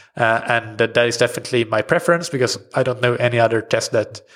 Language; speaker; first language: English; non-native, fluent; Swedish